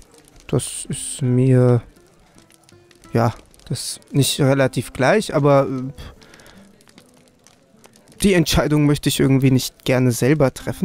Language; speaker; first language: German; native; German